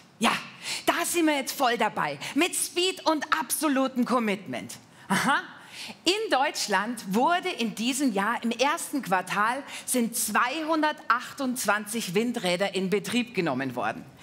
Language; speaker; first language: German; native; German